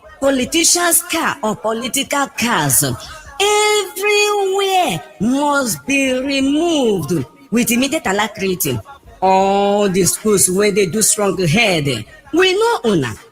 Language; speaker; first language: Nigerian Pidgin; non-native, local second language; Igbo